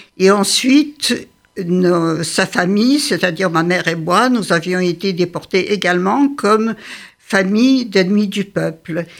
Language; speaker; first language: French; early bilingual, other home language; Yiddish